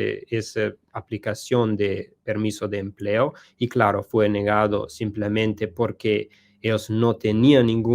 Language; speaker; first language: Spanish; non-native, learner; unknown